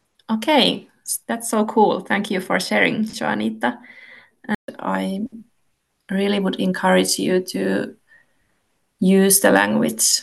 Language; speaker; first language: English; non-native, fluent; Finnish